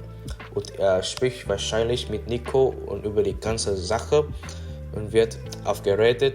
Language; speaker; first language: German; non-native, learner; English